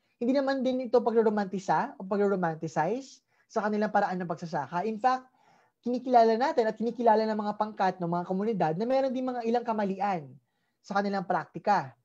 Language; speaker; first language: Filipino; native; Filipino